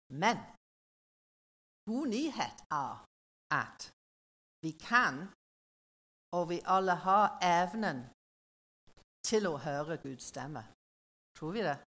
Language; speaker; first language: Norwegian; non-native, learner; English